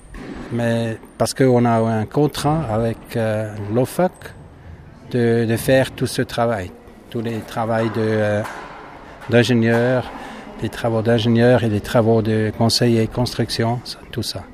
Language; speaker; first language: French; non-native, fluent; German